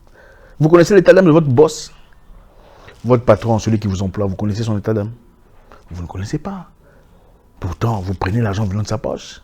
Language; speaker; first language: French; native; French